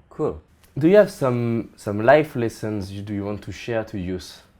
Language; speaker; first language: English; non-native, fluent; French